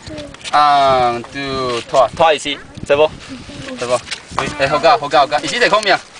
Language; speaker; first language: French; non-native, learner; Chinese